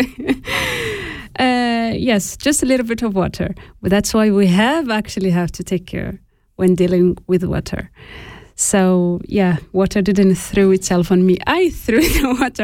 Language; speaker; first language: English; non-native, fluent; Arabic